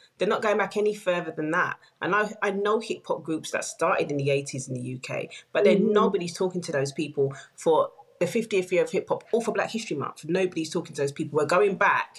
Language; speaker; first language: English; native; English